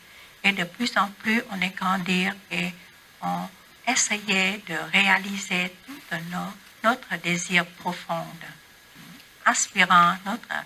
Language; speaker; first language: French; non-native, learner; Vietnamese